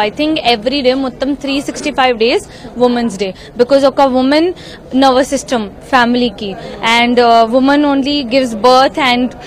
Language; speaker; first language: Telugu; non-native, learner; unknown